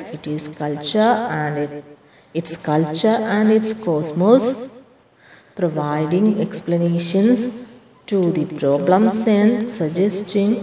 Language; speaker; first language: English; non-native, local second language; Malayalam